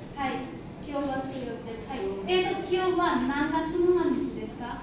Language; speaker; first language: Japanese; non-native, fluent; Bangla